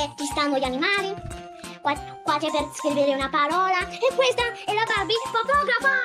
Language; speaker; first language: Italian; early bilingual, other home language; Spanish